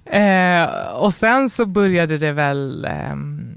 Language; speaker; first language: Swedish; native; Swedish